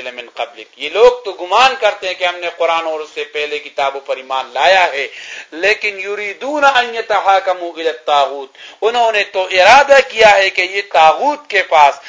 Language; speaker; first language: Urdu; non-native, local second language; Pashto